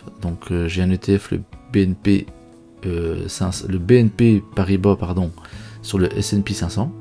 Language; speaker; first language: French; native; French